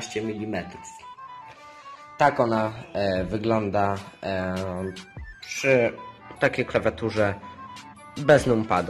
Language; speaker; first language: Polish; native; Polish